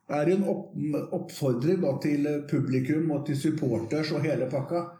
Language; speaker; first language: Norwegian; non-native, fluent; Swedish